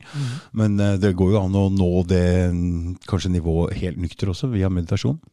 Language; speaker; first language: Norwegian; native; Norwegian